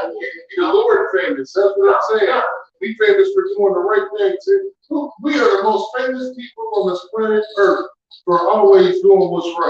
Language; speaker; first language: English; native; English